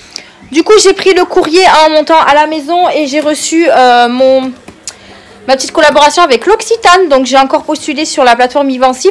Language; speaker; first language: French; native; French